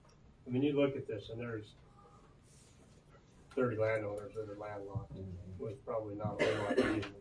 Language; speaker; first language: English; native; English